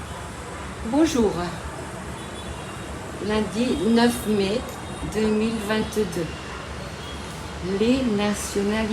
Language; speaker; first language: French; non-native, fluent; Vietnamese